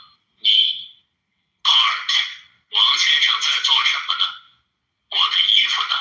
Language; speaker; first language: Chinese; non-native, learner; English